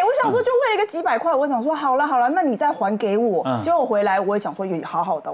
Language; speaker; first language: Chinese; native; Chinese